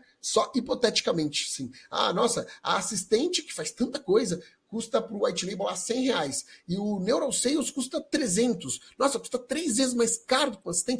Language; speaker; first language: Portuguese; native; Portuguese